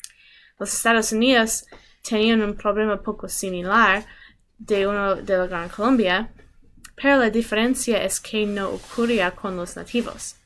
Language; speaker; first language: Spanish; non-native, learner; English